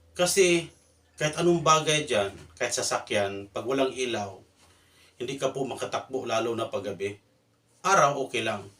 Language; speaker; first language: Filipino; non-native, local second language; Cebuano